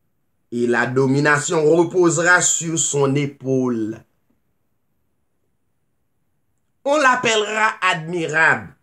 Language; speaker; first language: French; non-native, local second language; Haitian Creole